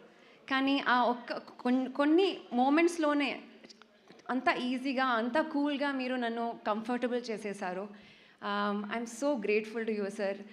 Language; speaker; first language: Telugu; non-native, fluent; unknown